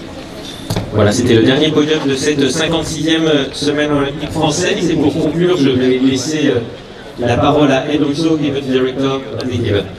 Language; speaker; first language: French; native; French